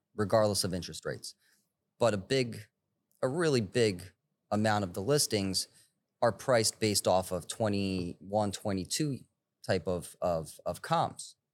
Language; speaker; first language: English; early bilingual, other home language; Hebrew